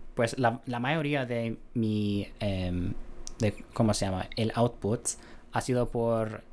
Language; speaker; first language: Spanish; non-native, fluent; English